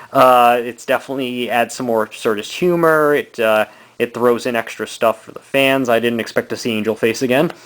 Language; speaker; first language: English; native; English